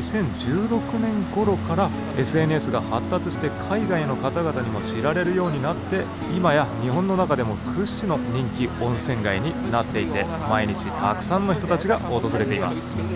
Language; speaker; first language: Japanese; native; Japanese